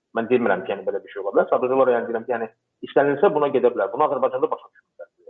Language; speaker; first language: Azerbaijani; non-native, local second language; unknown